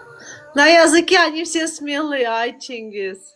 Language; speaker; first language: Russian; non-native, local second language; Azerbaijani